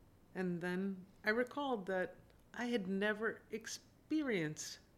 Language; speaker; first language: English; native; English